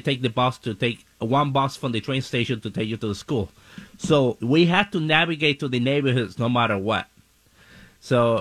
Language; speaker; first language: English; non-native, fluent; Spanish